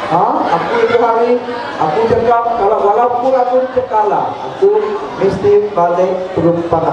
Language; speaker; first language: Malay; non-native, local second language; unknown